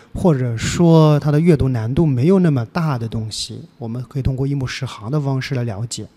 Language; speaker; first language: Chinese; native; Chinese